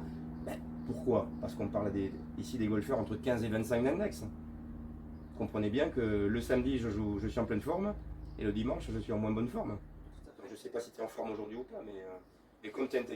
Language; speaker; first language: French; native; French